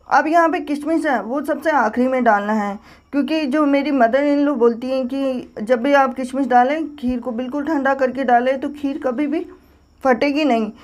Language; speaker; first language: Hindi; native; Hindi